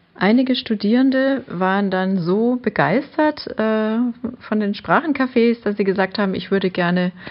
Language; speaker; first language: German; non-native, local second language; Swiss German